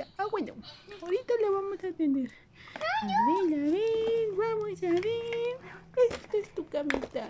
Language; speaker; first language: Spanish; native; Spanish